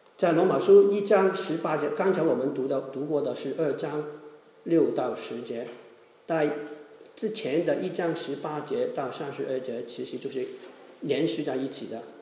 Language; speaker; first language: Chinese; non-native, local second language; Cantonese